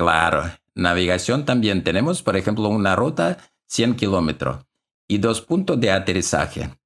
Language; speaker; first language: Spanish; non-native, learner; Russian